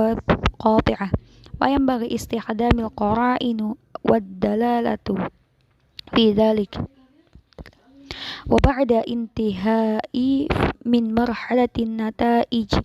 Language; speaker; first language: Arabic; non-native, learner; Indonesian